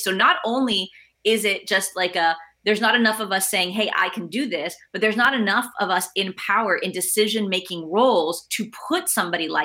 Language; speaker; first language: English; early bilingual, other home language; Spanish